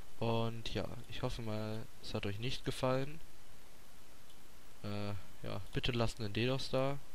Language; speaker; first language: German; native; German